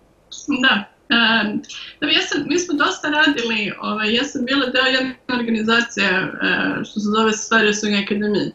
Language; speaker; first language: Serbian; early bilingual, heritage; Serbian